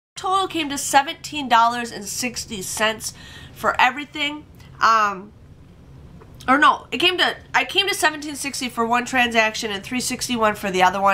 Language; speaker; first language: English; native; English